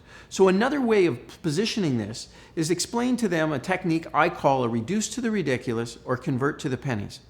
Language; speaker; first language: English; native; English